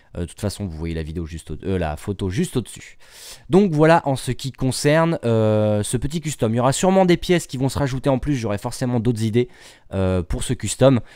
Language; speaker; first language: French; native; French